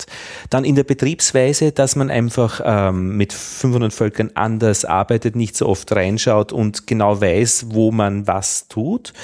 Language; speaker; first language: German; native; German